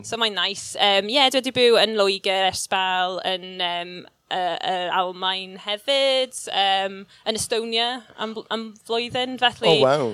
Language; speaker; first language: Welsh; non-native, local second language; English